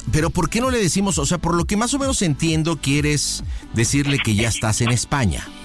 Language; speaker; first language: Spanish; native; Spanish